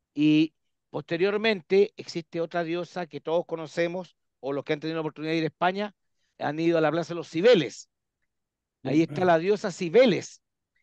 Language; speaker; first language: Spanish; native; Spanish